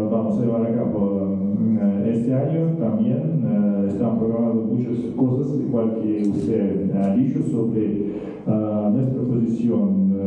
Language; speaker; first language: Spanish; non-native, fluent; Russian